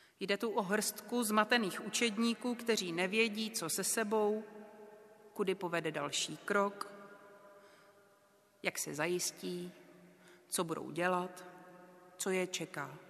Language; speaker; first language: Czech; native; Czech